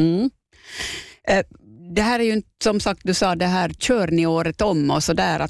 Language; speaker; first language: Swedish; native; Swedish